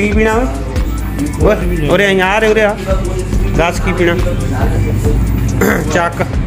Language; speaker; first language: German; non-native, learner; Punjabi